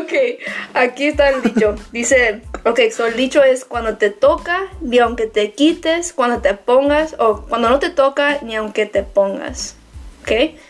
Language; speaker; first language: Spanish; early bilingual, heritage; Spanish